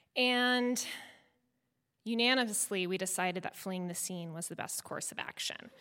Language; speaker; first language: English; native; English